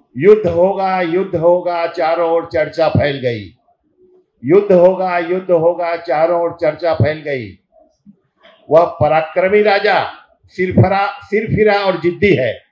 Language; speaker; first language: Hindi; native; Hindi